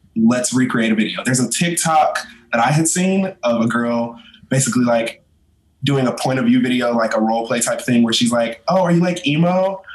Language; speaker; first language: English; native; English